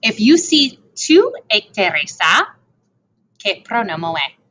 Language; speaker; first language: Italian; non-native, learner; English